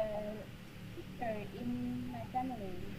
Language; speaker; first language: English; non-native, learner; Vietnamese